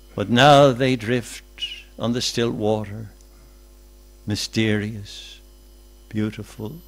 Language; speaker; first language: English; native; English